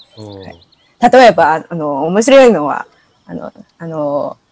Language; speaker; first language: Japanese; non-native, learner; English